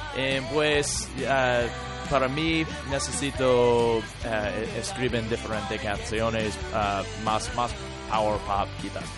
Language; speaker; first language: Spanish; non-native, learner; English